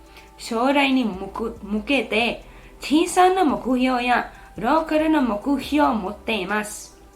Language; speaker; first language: Japanese; non-native, fluent; English